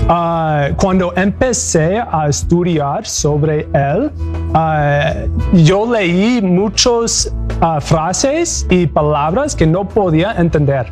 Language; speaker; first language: Spanish; non-native, learner; English